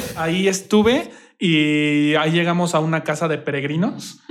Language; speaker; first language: Spanish; native; Spanish